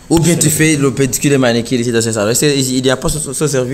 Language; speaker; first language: French; non-native, local second language; Rundi